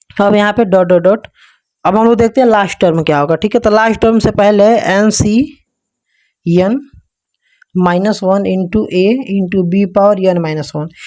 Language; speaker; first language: Hindi; native; Hindi